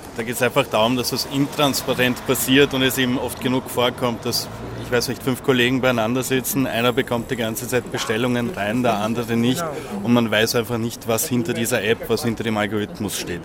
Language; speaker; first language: German; native; German